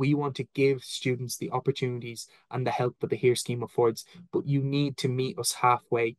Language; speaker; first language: English; native; English